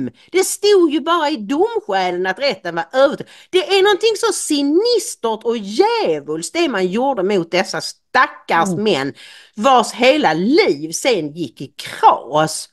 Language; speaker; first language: Swedish; native; Swedish